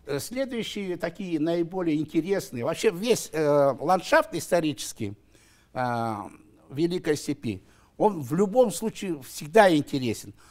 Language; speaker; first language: Russian; non-native, local second language; Kazakh